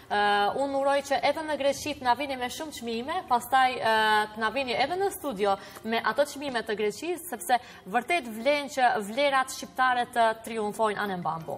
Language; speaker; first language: Albanian; native; Albanian